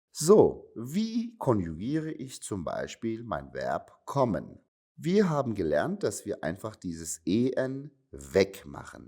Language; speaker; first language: German; non-native, fluent; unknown